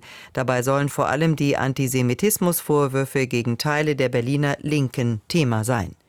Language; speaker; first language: German; native; German